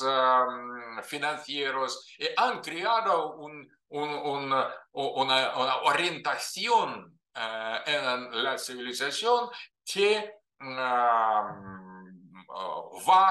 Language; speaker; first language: Spanish; non-native, fluent; Russian